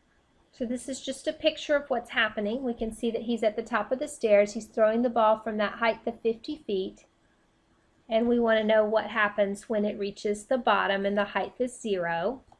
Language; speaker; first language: English; native; English